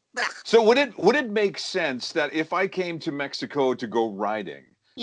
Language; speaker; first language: English; native; English